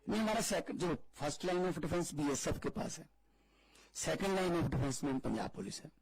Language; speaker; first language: Hindi; non-native, local second language; Punjabi